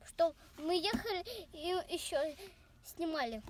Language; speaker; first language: Russian; early bilingual, heritage; Russian